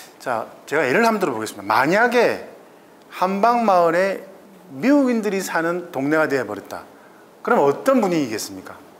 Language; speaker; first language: Korean; native; Korean